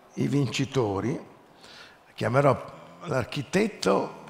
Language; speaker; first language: Italian; native; Italian